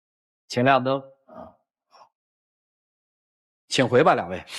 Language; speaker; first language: Chinese; native; Chinese